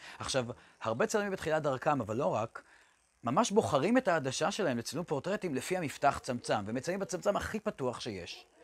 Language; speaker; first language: Hebrew; native; Hebrew